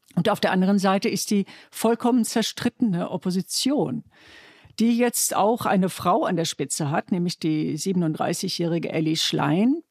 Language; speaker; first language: German; native; German